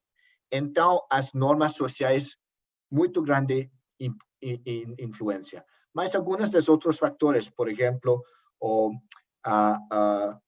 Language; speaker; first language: Portuguese; non-native, learner; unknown